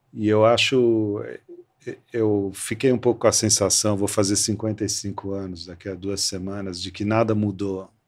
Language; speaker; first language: Portuguese; early bilingual, other home language; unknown